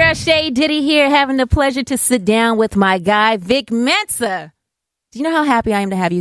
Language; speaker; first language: English; native; English